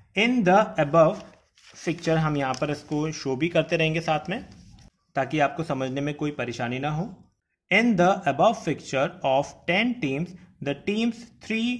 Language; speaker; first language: Hindi; native; Hindi